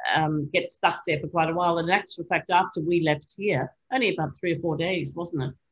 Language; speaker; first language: English; native; English